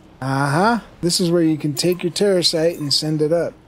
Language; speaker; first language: English; native; English